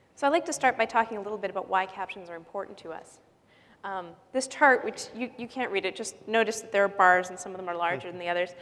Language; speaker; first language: English; native; English